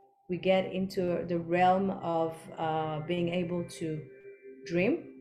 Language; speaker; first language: English; non-native, fluent; Hebrew